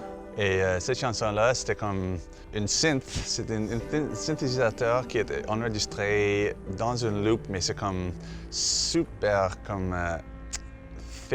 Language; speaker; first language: French; non-native, fluent; English